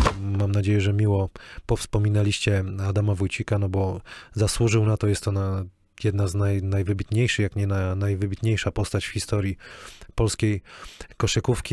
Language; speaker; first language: Polish; native; Polish